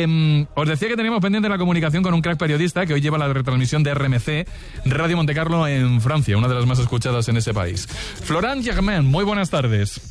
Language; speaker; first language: Spanish; native; Spanish